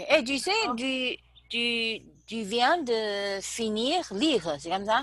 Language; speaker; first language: French; non-native, learner; Chinese